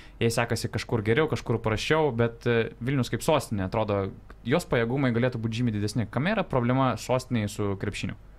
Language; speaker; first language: Lithuanian; native; Lithuanian